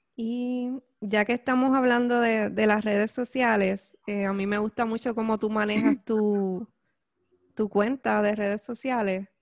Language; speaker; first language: Spanish; native; Spanish